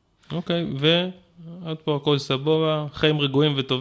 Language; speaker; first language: Hebrew; native; Hebrew